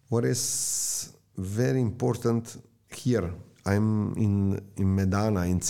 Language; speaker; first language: English; non-native, learner; Slovenian